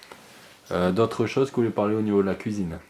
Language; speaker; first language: French; native; French